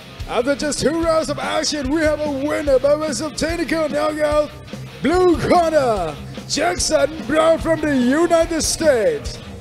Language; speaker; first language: English; non-native, fluent; Thai